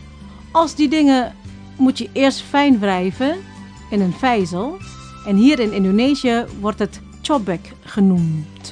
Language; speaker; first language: Dutch; non-native, fluent; Indonesian